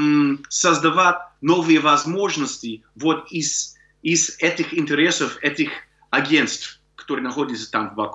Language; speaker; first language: Russian; non-native, fluent; English